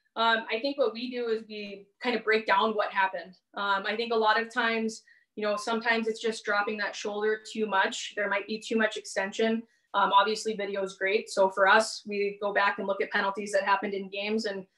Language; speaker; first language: English; native; English